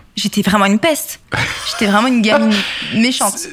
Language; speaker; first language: French; native; French